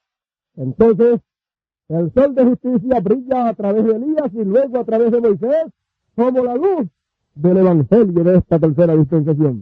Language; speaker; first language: Spanish; native; Spanish